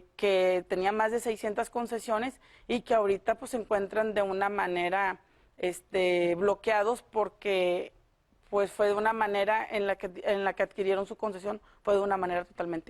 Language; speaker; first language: Spanish; native; Spanish